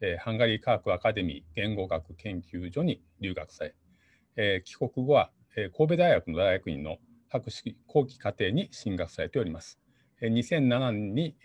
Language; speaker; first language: Japanese; native; Japanese